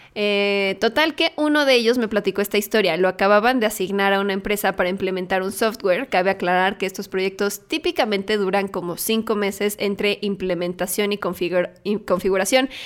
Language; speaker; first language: Spanish; native; Spanish